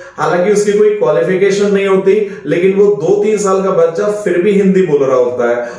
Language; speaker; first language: Hindi; native; Hindi